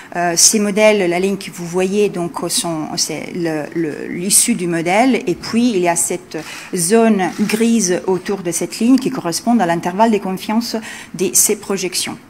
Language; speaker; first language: French; non-native, fluent; Italian